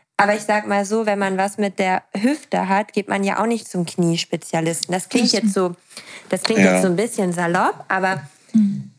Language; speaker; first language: German; native; German